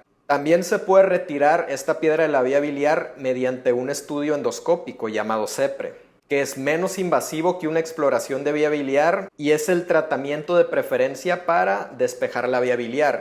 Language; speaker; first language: Spanish; native; Spanish